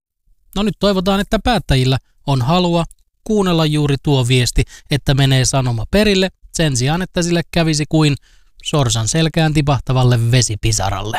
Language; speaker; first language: Finnish; native; Finnish